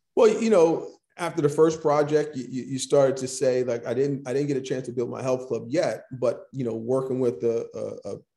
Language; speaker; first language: English; native; English